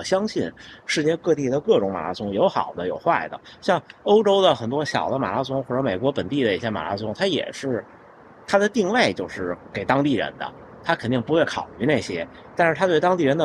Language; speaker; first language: Chinese; native; Chinese